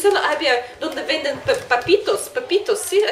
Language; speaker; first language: Spanish; non-native, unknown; Russian